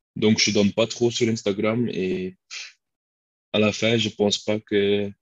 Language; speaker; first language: French; non-native, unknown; Dutch